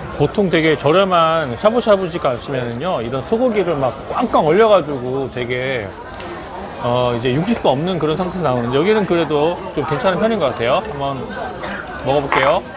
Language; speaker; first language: Korean; native; Korean